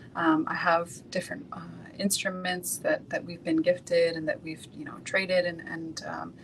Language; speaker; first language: English; native; English